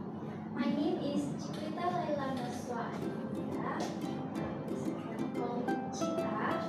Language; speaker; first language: English; non-native, learner; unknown